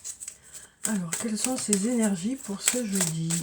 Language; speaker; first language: French; native; French